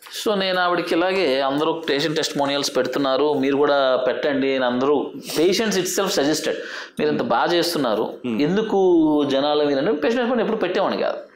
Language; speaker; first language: Telugu; native; Telugu